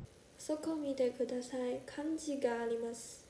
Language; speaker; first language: Japanese; non-native, learner; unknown